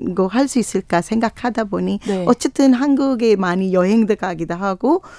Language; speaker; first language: Korean; non-native, fluent; Sinhala